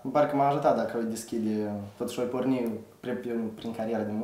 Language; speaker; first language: Romanian; native; Romanian